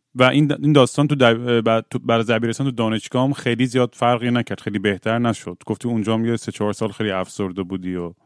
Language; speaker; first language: Persian; native; Persian